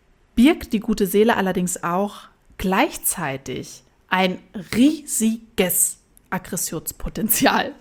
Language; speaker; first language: German; native; German